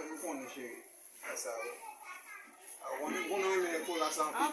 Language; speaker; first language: French; non-native, learner; Haitian Creole